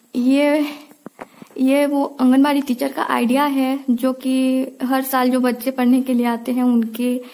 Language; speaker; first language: Hindi; non-native, local second language; Odia